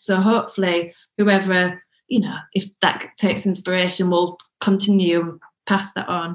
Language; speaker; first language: English; native; English